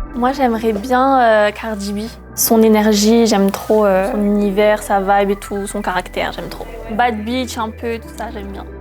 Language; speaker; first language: French; early bilingual, other home language; Malagasy